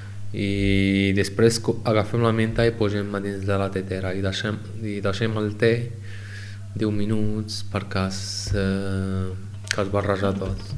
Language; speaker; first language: Catalan; non-native, learner; Arabic